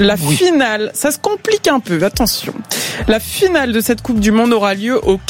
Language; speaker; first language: French; native; French